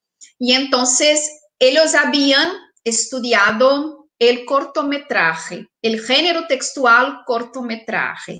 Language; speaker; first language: Spanish; non-native, fluent; Portuguese